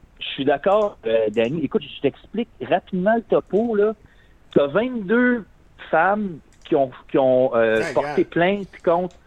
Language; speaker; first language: French; native; French